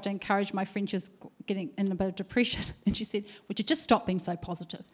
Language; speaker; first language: English; native; English